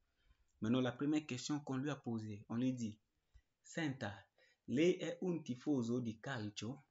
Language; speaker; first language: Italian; non-native, learner; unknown